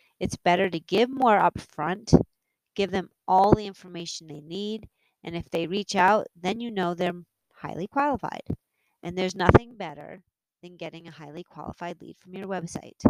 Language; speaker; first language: English; native; English